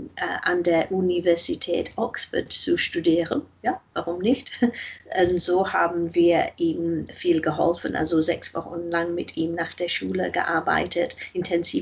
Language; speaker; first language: German; non-native, fluent; English